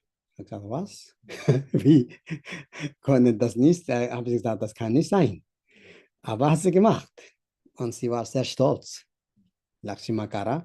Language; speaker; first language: German; non-native, learner; Tibetan